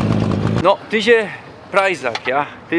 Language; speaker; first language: Polish; non-native, local second language; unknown